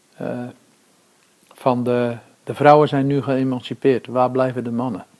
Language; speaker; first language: Dutch; early bilingual, other home language; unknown